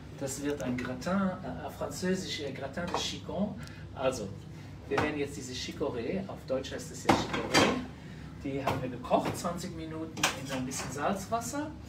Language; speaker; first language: German; non-native, local second language; Luxembourgish